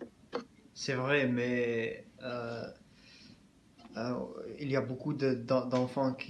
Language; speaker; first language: French; non-native, learner; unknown